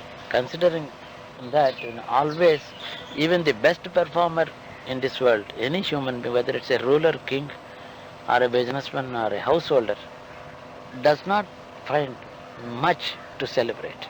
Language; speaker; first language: English; non-native, local second language; Telugu